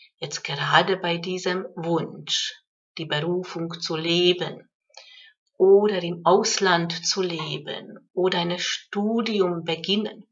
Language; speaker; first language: German; non-native, fluent; Hungarian